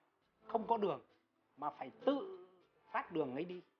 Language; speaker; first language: Vietnamese; native; Vietnamese